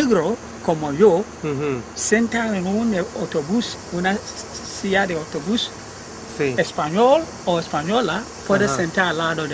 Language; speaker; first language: Spanish; non-native, learner; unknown